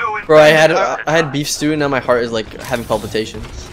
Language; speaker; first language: English; native; English